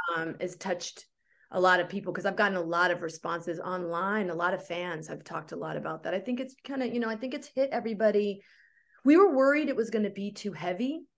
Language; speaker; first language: English; native; English